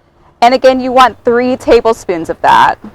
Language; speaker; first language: English; native; English